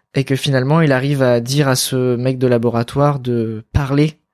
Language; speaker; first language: French; native; French